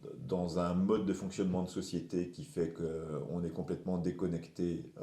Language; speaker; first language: French; native; French